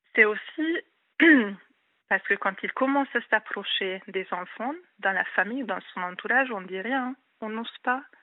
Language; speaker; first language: French; non-native, fluent; Hungarian